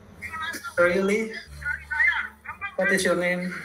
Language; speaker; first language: English; non-native, learner; Indonesian